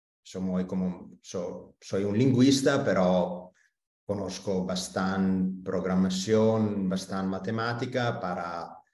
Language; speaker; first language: Spanish; non-native, fluent; Italian